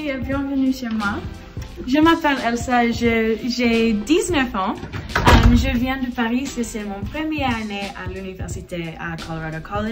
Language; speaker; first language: French; non-native, learner; English